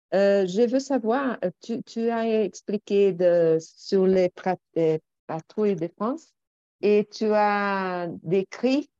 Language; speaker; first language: French; non-native, learner; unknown